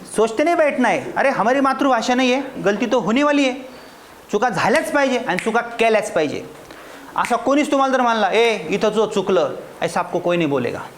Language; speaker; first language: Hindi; non-native, local second language; Marathi